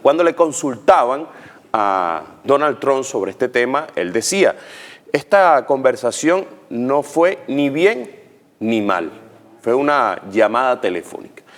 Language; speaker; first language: Spanish; native; Spanish